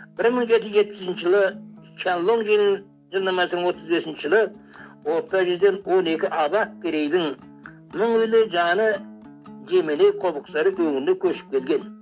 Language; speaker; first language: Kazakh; native; Kazakh